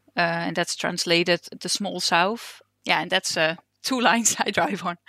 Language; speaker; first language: English; non-native, fluent; Dutch